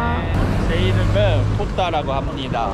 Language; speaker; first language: Korean; non-native, learner; Japanese